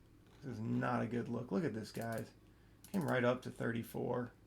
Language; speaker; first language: English; native; English